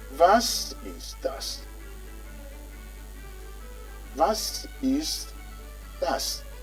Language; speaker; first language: German; non-native, fluent; Rundi